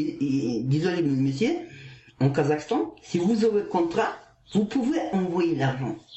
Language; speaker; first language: French; non-native, learner; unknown